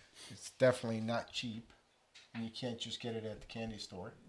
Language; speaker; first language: English; native; English